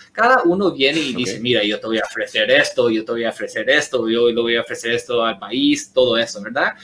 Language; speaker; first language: Spanish; early bilingual, heritage; Spanish